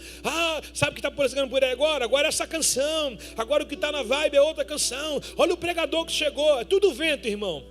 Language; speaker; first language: Portuguese; native; Portuguese